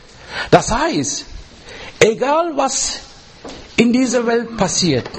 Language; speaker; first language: German; non-native, learner; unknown